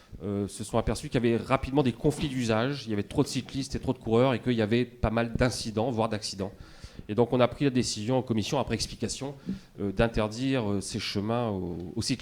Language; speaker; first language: French; native; French